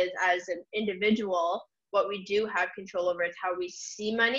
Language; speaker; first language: English; native; English